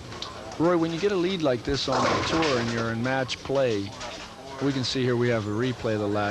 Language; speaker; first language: English; native; English